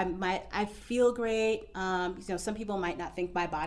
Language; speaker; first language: English; native; English